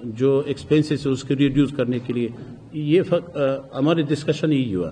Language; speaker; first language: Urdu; non-native, fluent; Persian